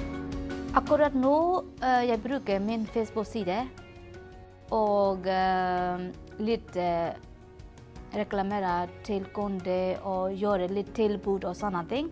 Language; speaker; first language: Norwegian; non-native, learner; Burmese